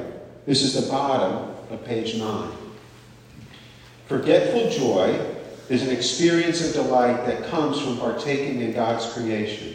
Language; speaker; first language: English; native; English